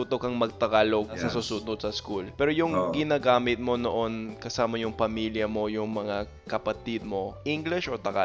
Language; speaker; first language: Filipino; non-native, fluent; English